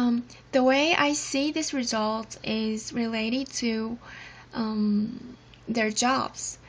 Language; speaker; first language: English; non-native, fluent; Korean